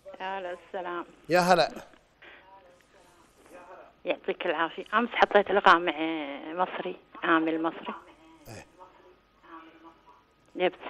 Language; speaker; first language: Arabic; native; Arabic